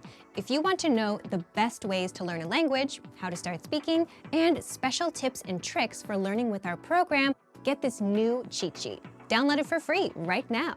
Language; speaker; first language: English; native; English